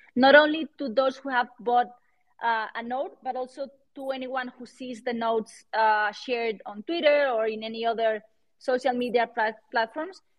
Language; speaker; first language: English; non-native, fluent; Spanish